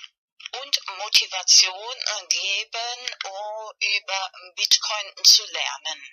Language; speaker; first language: German; non-native, fluent; Spanish